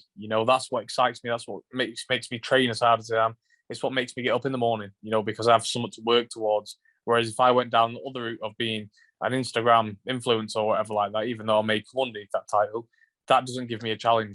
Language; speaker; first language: English; native; English